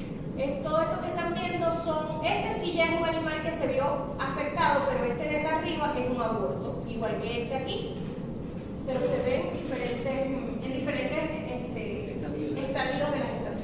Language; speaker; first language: Spanish; native; Spanish